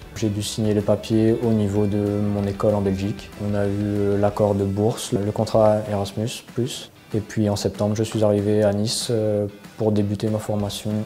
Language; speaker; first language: French; native; French